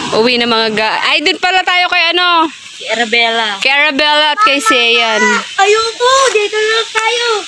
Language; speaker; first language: Filipino; native; Filipino